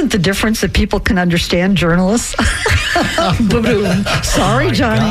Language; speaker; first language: English; native; English